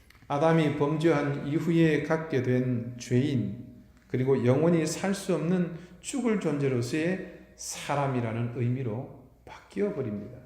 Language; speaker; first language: Korean; native; Korean